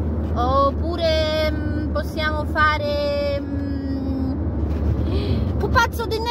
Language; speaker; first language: Italian; non-native, learner; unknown